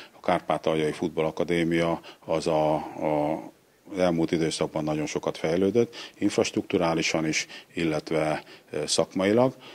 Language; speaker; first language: Hungarian; native; Hungarian